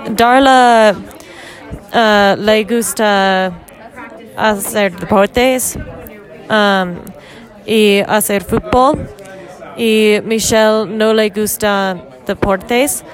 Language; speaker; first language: Spanish; non-native, learner; English